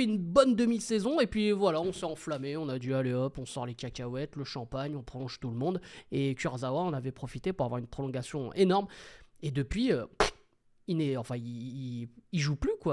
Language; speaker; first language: French; native; French